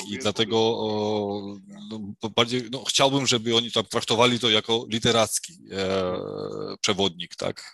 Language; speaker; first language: Polish; non-native, fluent; Georgian